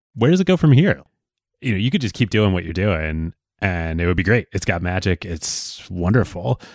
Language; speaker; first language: English; native; English